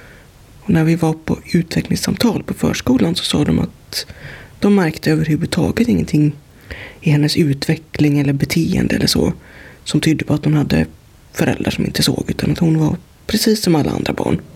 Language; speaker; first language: Swedish; native; Swedish